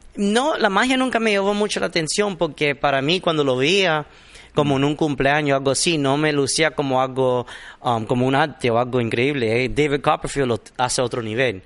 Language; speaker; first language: Spanish; early bilingual, heritage; Spanish